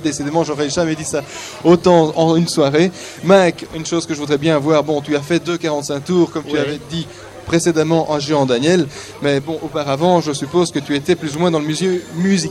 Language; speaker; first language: French; native; French